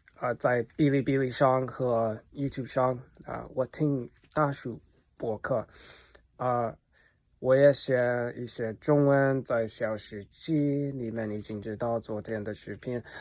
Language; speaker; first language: Chinese; non-native, learner; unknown